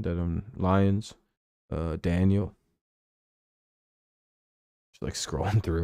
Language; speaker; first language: English; native; English